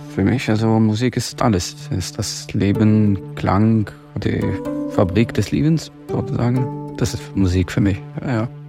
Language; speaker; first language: German; non-native, fluent; Arabic